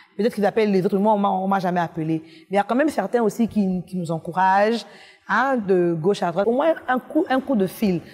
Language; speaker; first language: French; non-native, local second language; Lingala